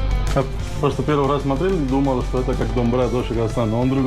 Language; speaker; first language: Russian; non-native, learner; Spanish